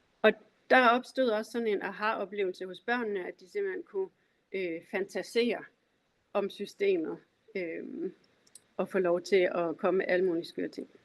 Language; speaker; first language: Danish; native; Danish